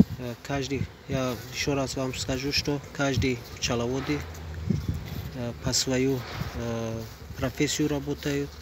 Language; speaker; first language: Russian; non-native, learner; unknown